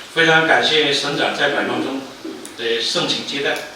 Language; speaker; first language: Chinese; native; Chinese